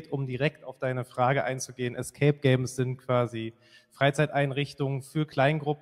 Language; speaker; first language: German; native; German